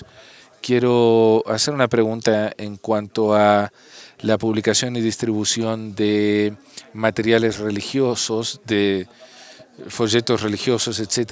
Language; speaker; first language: Spanish; non-native, fluent; English